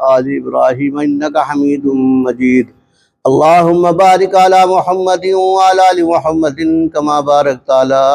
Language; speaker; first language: Urdu; non-native, local second language; Punjabi